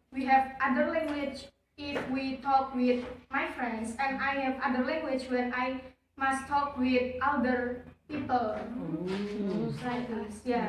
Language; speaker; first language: English; non-native, learner; Javanese